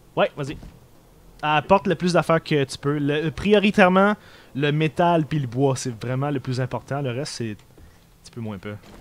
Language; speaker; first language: French; early bilingual, heritage; French